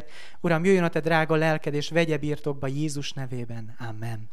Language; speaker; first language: Hungarian; native; Hungarian